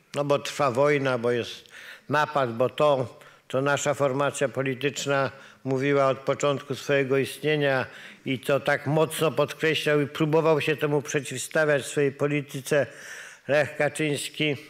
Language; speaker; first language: Polish; native; Polish